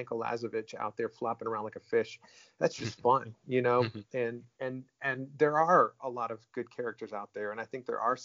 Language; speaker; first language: English; native; English